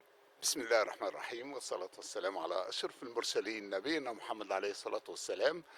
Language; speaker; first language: Arabic; native; Arabic